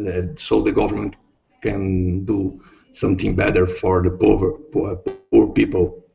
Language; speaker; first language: English; non-native, learner; Portuguese